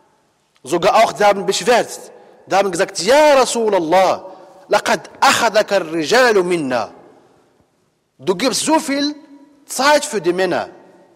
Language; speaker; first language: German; non-native, fluent; Arabic